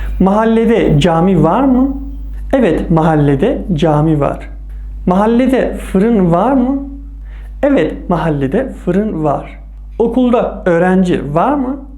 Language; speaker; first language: Turkish; non-native, fluent; Persian